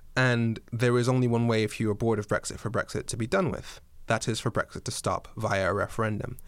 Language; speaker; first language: English; native; English